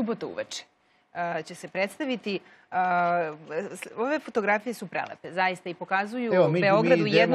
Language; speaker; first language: Serbian; native; Serbian